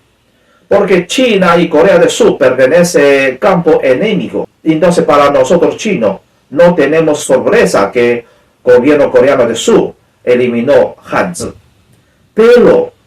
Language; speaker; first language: Spanish; non-native, learner; Chinese